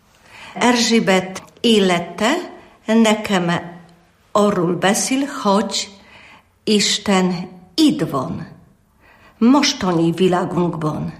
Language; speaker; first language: Hungarian; non-native, learner; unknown